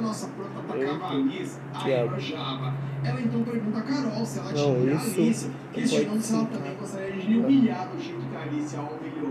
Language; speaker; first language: Portuguese; native; Portuguese